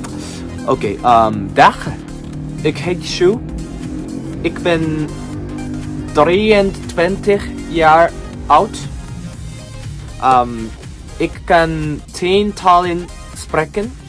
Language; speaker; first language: Dutch; non-native, learner; Japanese